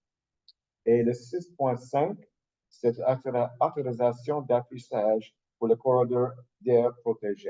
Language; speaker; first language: French; native; French